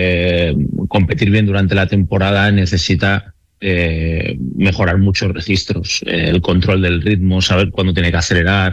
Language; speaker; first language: Spanish; native; Spanish